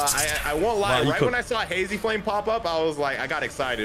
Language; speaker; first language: English; native; English